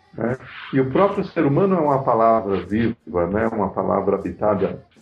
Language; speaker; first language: Portuguese; native; Portuguese